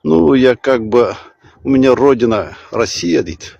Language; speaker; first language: Russian; non-native, local second language; Kazakh